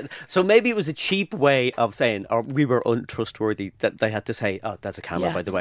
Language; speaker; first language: English; native; English